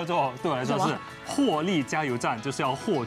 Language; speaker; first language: Chinese; native; Chinese